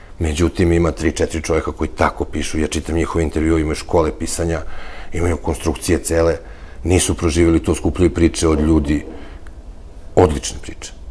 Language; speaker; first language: Serbian; native; Serbian